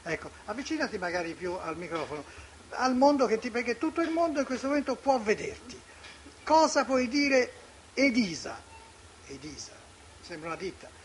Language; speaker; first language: Italian; native; Italian